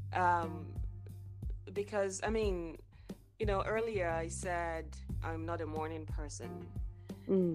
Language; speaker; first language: English; non-native, local second language; Igbo